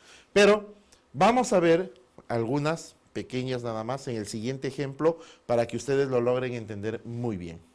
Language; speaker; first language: Spanish; native; Spanish